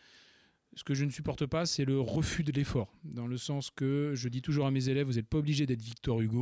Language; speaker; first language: French; native; French